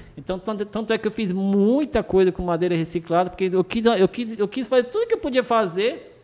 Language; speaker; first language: Portuguese; early bilingual, other home language; Japanese